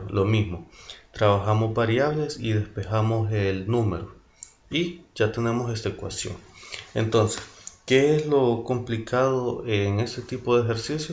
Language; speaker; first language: Spanish; native; Spanish